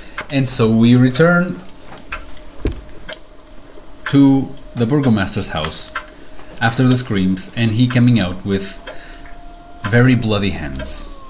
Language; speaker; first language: English; non-native, fluent; Portuguese